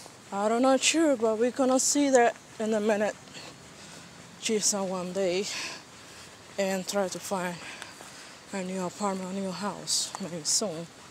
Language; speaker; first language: English; non-native, fluent; Spanish